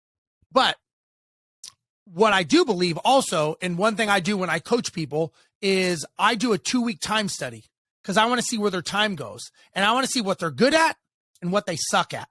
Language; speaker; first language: English; native; English